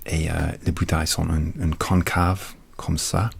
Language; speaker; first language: French; non-native, learner; English